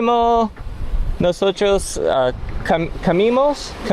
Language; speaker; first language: Spanish; non-native, learner; English